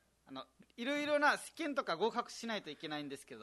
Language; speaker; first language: Japanese; non-native, fluent; Nepali